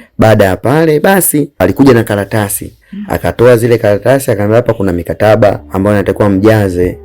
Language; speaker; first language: Swahili; native; Swahili